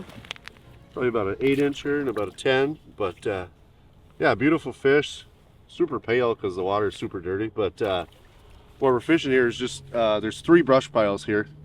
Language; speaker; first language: English; native; English